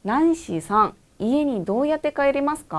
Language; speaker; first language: Japanese; non-native, fluent; Korean